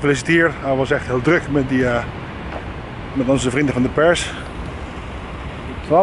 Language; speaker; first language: Dutch; non-native, fluent; Spanish